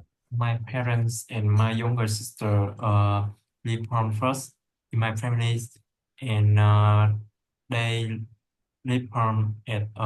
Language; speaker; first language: English; non-native, learner; Vietnamese